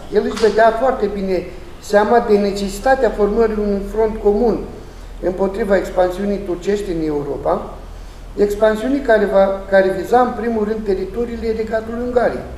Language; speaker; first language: Romanian; native; Romanian